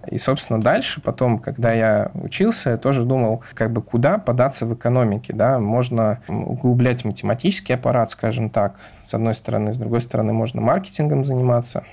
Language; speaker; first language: Russian; native; Russian